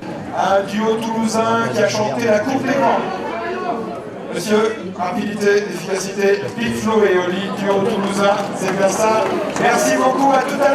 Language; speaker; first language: French; native; French